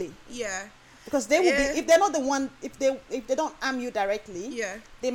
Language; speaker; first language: English; non-native, local second language; Yoruba